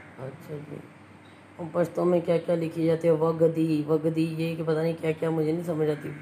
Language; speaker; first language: Urdu; non-native, local second language; Punjabi